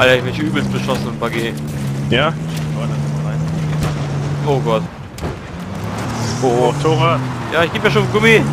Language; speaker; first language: German; native; German